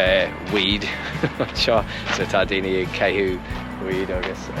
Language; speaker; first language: Irish; non-native, local second language; English